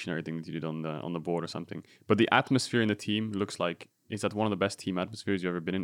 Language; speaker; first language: English; native; English